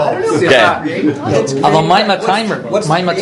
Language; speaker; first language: Hebrew; non-native, fluent; English